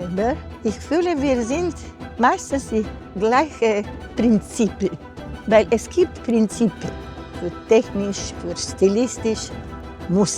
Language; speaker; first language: German; non-native, fluent; Romanian